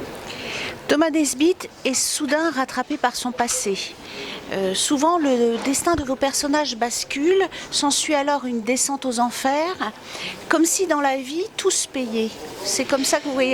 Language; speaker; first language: French; native; French